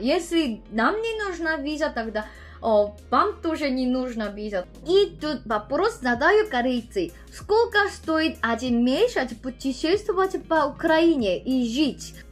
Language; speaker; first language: Russian; non-native, learner; Korean